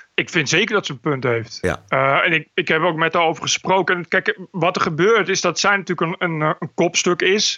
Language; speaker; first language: Dutch; native; Dutch